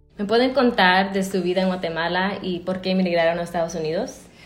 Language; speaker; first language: Spanish; early bilingual, heritage; Spanish